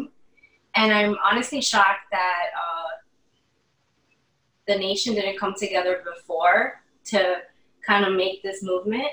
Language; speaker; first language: English; native; English